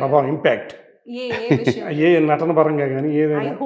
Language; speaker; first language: Telugu; native; Telugu